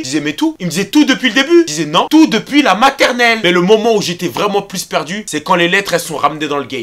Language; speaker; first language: French; native; French